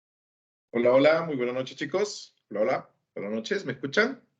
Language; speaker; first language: Spanish; native; Spanish